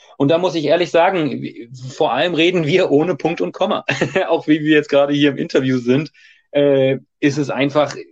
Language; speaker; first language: German; native; German